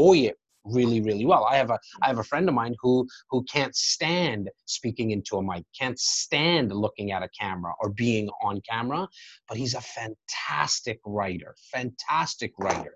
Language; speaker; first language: English; native; English